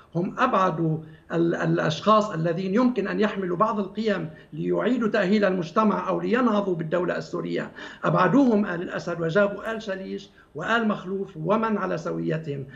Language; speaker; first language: Arabic; native; Arabic